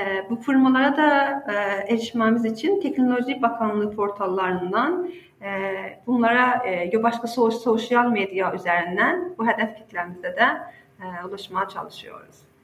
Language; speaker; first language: Turkish; non-native, fluent; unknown